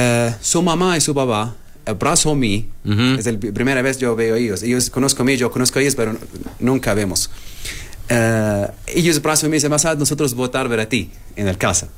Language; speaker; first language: Spanish; non-native, learner; Arabic